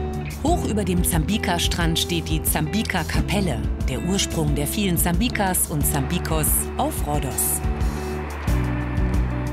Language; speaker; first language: German; native; German